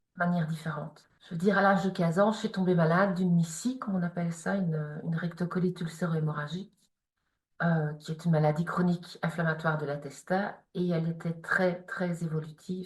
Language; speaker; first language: French; native; French